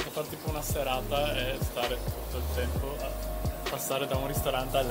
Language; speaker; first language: Italian; native; Italian